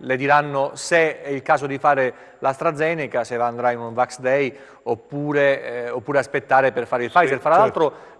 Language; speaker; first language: Italian; native; Italian